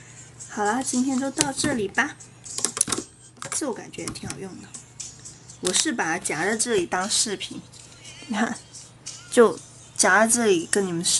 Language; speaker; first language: Chinese; native; Chinese